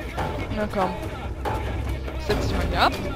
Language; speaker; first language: German; native; German